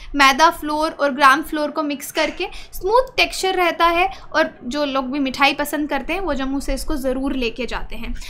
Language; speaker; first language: Hindi; native; Hindi